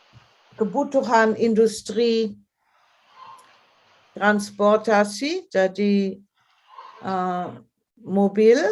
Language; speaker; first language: Indonesian; non-native, fluent; German